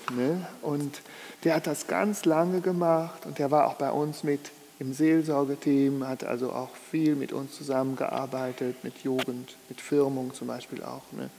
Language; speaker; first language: German; native; German